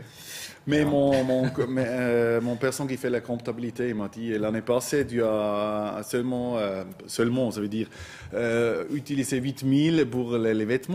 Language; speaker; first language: French; non-native, local second language; German